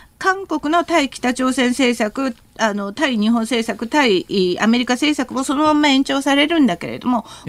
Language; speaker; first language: Japanese; non-native, fluent; Korean